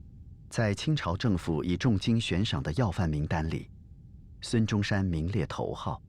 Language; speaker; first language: Chinese; native; Chinese